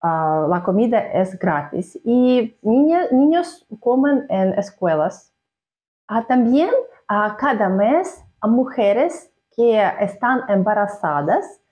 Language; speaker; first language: Spanish; non-native, fluent; Russian